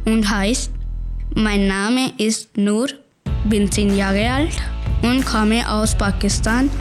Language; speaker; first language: German; non-native, learner; Urdu